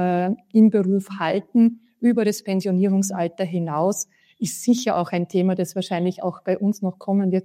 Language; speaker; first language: German; native; German